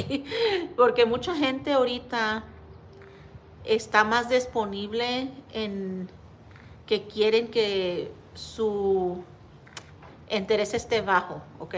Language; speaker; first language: Spanish; early bilingual, heritage; Spanish